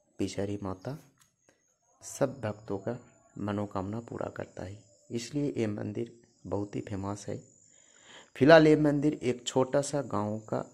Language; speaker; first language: Hindi; non-native, local second language; Bangla